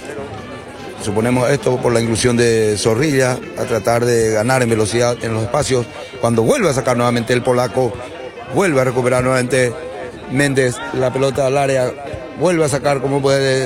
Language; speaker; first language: Spanish; native; Spanish